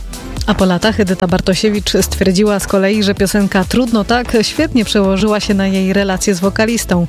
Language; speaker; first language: Polish; native; Polish